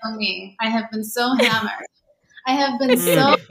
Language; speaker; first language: English; early bilingual, other home language; Japanese